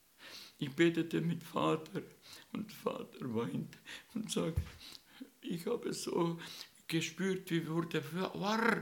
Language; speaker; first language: German; non-native, learner; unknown